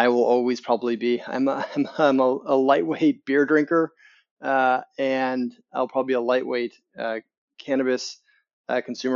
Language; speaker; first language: English; native; English